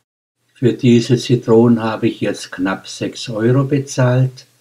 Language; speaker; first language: German; native; German